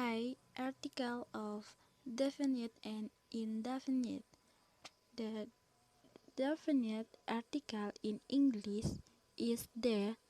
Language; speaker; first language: English; non-native, learner; Indonesian